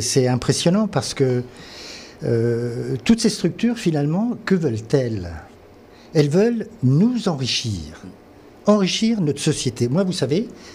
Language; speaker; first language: French; non-native, local second language; Catalan